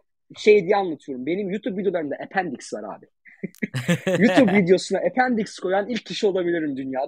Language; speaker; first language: Turkish; native; Turkish